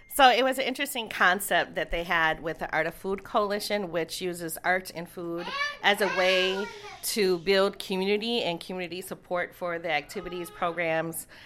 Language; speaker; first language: English; native; English